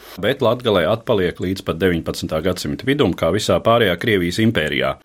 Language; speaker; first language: Latvian; native; Latvian